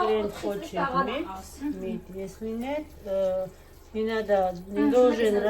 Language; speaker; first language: Russian; non-native, learner; Georgian